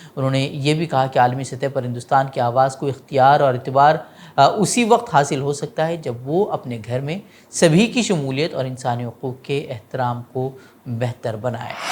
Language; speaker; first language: Urdu; non-native, local second language; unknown